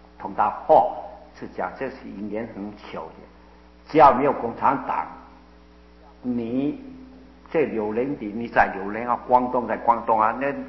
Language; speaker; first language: Chinese; non-native, local second language; Cantonese